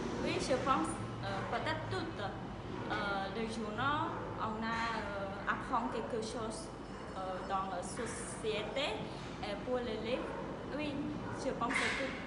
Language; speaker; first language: French; non-native, learner; Khmer